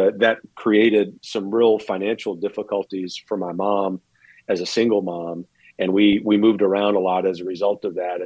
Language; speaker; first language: English; native; English